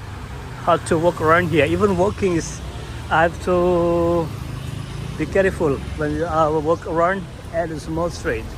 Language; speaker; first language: English; non-native, local second language; Indonesian